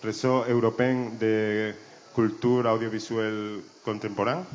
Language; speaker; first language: French; non-native, learner; Spanish